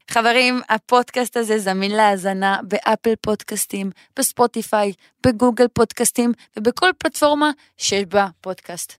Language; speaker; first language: Hebrew; native; Hebrew